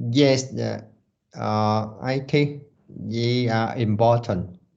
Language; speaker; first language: English; non-native, learner; Vietnamese